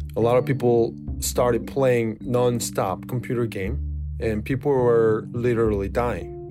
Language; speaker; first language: English; non-native, fluent; Korean